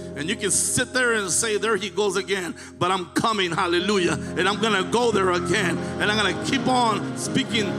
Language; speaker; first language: English; native; English